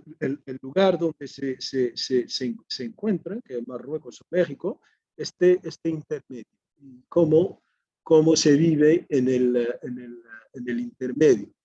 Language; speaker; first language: Spanish; non-native, fluent; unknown